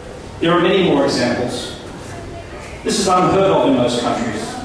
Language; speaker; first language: English; non-native, local second language; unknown